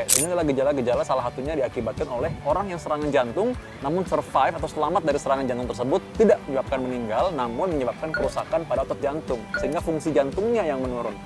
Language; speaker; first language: Indonesian; native; Indonesian